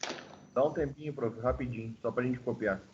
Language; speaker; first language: Portuguese; native; Portuguese